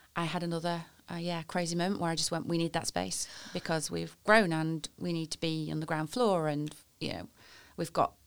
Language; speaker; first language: English; native; English